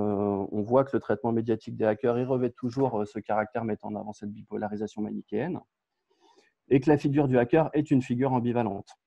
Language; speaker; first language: French; native; French